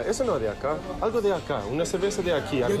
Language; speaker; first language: Spanish; non-native, learner; English